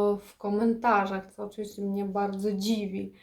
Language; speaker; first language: Polish; non-native, fluent; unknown